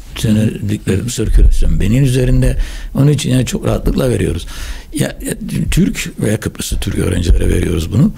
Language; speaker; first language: Turkish; native; Turkish